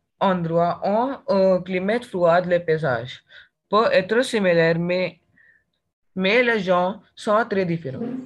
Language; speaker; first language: French; non-native, learner; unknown